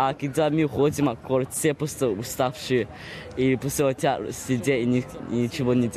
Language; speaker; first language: Russian; early bilingual, heritage; Russian